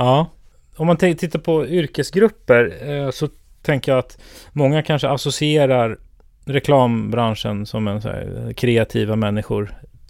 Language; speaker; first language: Swedish; native; Swedish